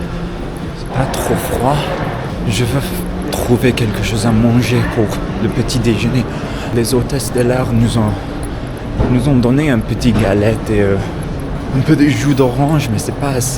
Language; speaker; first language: French; non-native, fluent; English